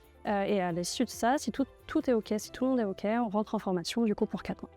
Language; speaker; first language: French; native; French